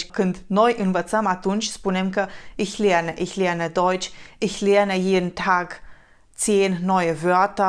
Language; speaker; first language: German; non-native, fluent; Romanian